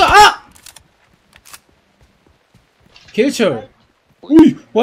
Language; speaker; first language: English; non-native, learner; Korean